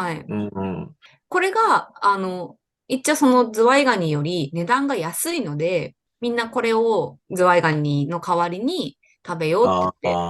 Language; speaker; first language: Japanese; native; Japanese